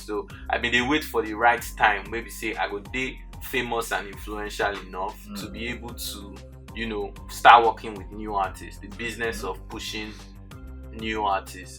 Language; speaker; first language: Nigerian Pidgin; non-native, local second language; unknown